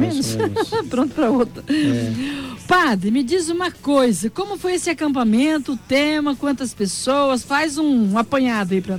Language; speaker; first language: Portuguese; native; Portuguese